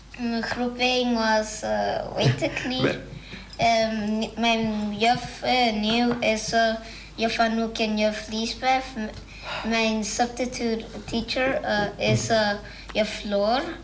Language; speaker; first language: Dutch; early bilingual, other home language; Spanish